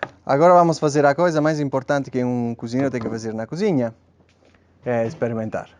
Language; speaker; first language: Portuguese; non-native, fluent; Italian